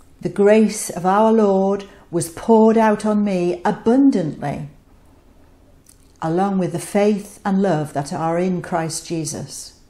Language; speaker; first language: English; native; English